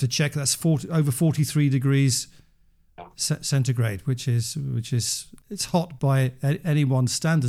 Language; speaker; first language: English; native; English